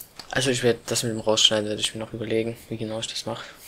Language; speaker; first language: German; native; German